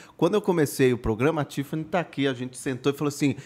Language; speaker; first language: Portuguese; native; Portuguese